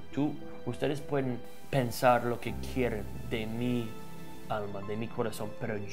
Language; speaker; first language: Spanish; non-native, fluent; English